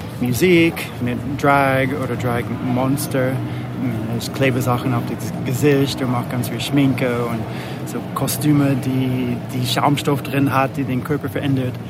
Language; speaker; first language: German; non-native, fluent; English